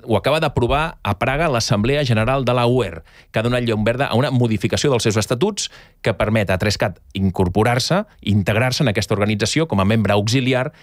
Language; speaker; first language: Catalan; native; Catalan